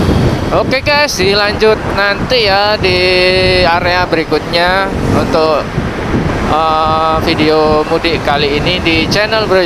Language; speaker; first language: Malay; non-native, local second language; Javanese